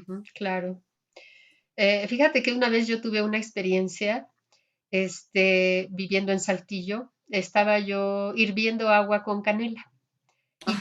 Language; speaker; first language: Spanish; native; Spanish